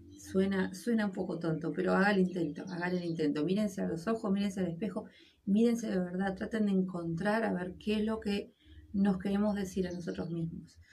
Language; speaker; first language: Spanish; native; Spanish